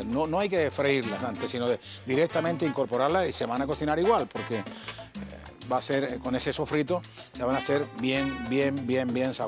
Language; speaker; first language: Spanish; native; Spanish